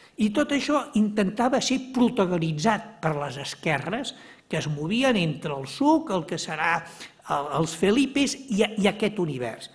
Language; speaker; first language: Catalan; native; Catalan